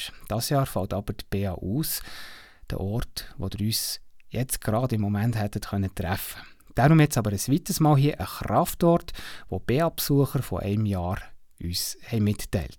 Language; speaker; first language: German; native; German